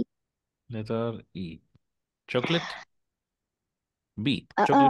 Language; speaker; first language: English; non-native, learner; Arabic